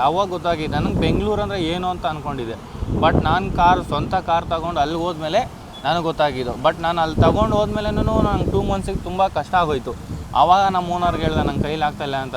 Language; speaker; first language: Kannada; non-native, local second language; Telugu